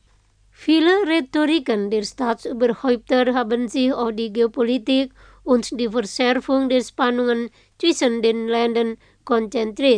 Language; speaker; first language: German; non-native, fluent; Indonesian